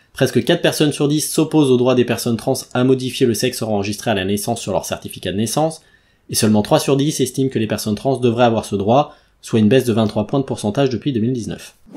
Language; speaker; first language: French; native; French